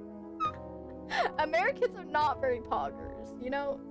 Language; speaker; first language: English; native; English